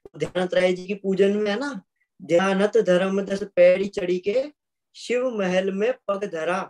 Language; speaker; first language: Hindi; native; Hindi